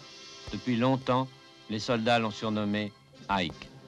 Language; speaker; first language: French; native; French